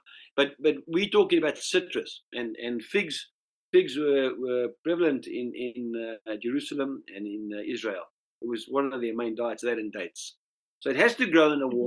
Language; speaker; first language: English; native; English